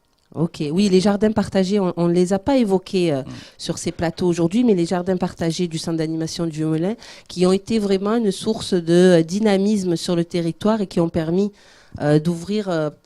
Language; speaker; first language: French; native; French